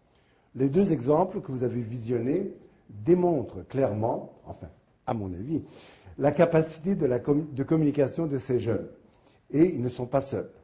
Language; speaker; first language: French; native; French